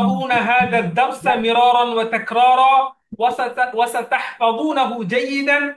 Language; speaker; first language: Arabic; non-native, fluent; Bangla